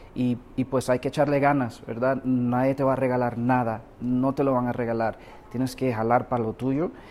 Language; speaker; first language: Spanish; early bilingual, heritage; Spanish